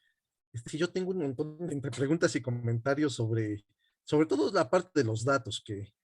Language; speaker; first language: Spanish; native; Spanish